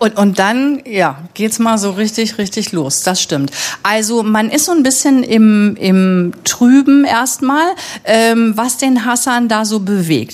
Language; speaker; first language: German; native; German